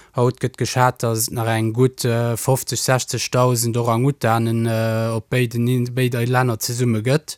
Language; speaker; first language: Luxembourgish; native; Luxembourgish